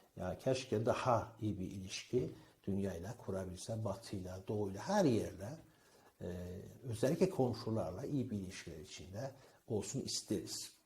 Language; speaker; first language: Turkish; non-native, fluent; Persian